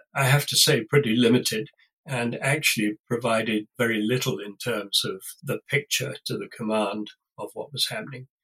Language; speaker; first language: English; native; English